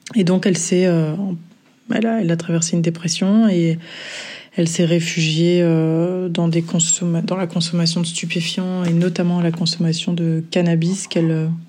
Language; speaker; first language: French; native; French